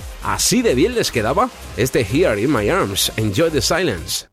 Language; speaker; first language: Spanish; native; Spanish